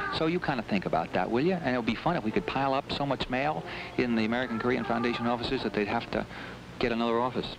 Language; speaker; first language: English; native; English